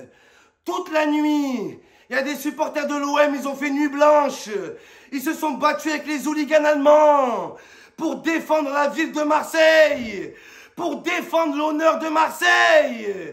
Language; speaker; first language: French; native; French